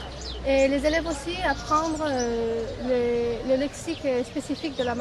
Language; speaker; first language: French; non-native, fluent; Galician